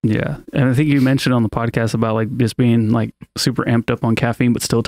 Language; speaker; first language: English; native; English